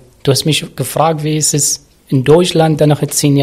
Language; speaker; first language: German; non-native, learner; Arabic